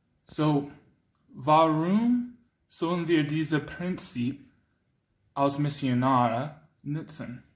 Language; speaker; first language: German; non-native, learner; English